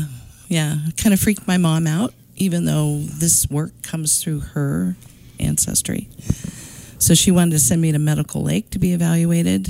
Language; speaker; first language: English; native; English